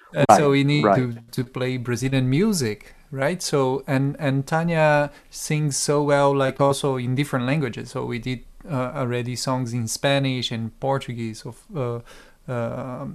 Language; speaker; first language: English; non-native, fluent; Portuguese